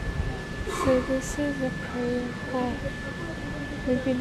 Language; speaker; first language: English; non-native, learner; Chinese